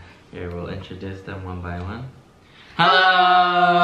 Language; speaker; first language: English; early bilingual, other home language; Chinese